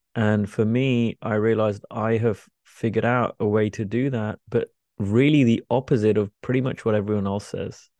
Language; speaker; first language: English; native; English